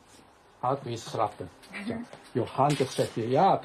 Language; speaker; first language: Dutch; non-native, learner; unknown